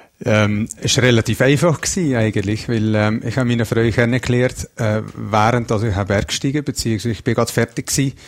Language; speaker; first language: German; non-native, local second language; Dutch